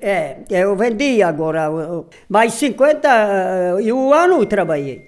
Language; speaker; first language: Portuguese; non-native, local second language; Polish